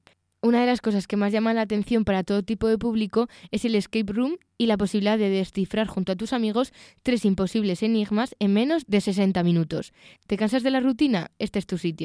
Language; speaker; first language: Spanish; native; Spanish